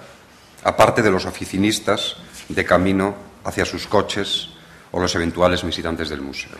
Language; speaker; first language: Spanish; native; Spanish